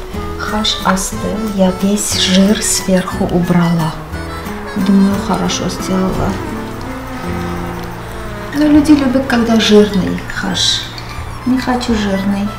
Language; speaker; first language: Russian; non-native, fluent; Armenian